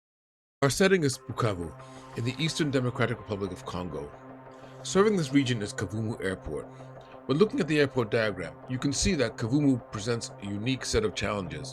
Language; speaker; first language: English; native; English